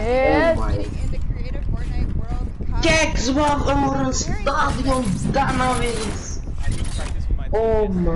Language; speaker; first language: Dutch; native; Dutch